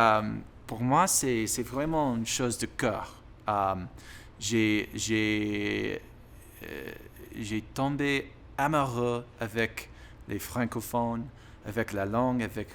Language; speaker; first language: French; non-native, learner; English